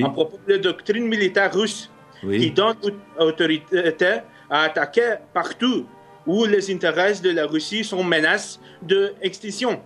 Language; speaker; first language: French; non-native, fluent; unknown